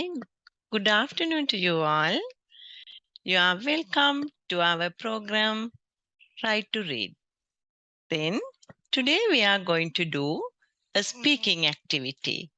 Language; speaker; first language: English; non-native, local second language; Sinhala